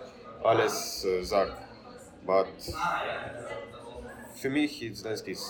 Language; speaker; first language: English; non-native, learner; Ukrainian